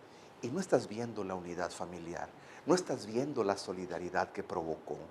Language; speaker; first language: Spanish; native; Spanish